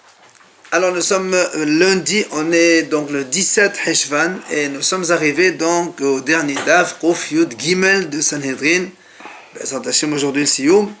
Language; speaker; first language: French; native; French